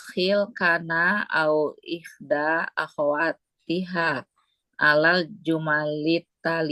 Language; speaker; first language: Arabic; non-native, learner; Indonesian